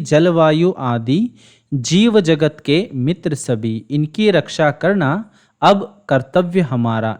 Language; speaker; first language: Hindi; non-native, local second language; Kannada